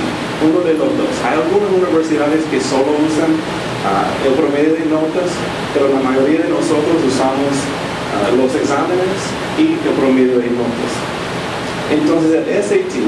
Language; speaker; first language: Spanish; non-native, fluent; English